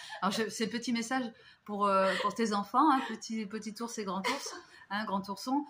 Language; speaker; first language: French; native; French